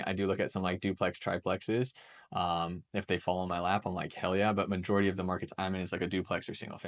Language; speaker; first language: English; native; English